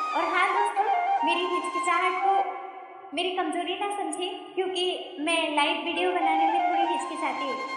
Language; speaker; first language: Hindi; native; Hindi